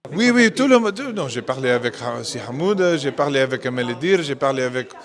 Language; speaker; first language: French; non-native, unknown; English